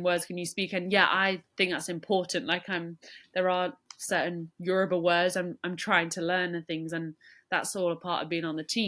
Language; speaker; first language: English; native; English